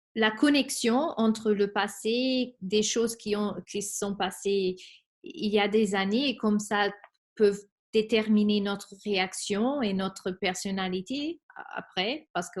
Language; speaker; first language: French; non-native, fluent; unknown